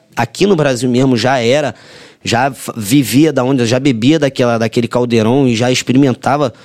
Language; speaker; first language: Portuguese; native; Portuguese